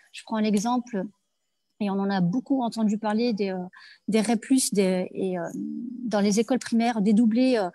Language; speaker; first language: French; native; French